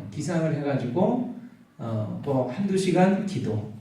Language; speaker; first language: Korean; native; Korean